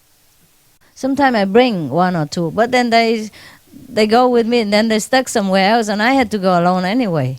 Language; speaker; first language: English; non-native, fluent; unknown